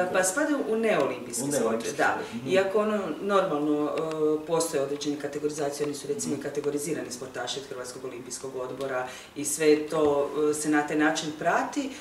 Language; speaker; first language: Croatian; native; Croatian